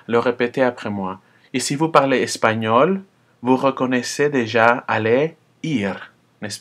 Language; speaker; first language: French; non-native, fluent; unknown